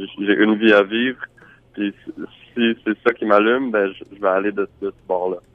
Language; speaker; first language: French; native; French